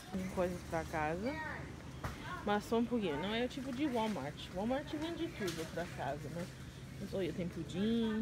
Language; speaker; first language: Portuguese; non-native, learner; English